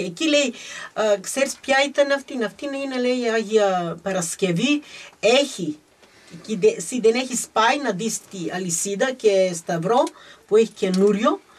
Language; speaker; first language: Greek; early bilingual, heritage; Greek